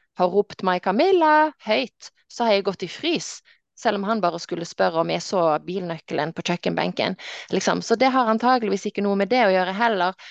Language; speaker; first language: Norwegian; native; Norwegian